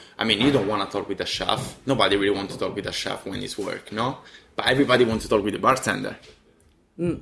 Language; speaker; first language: English; non-native, fluent; Italian